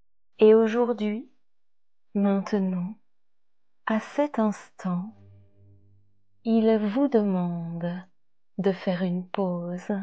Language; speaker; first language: French; native; French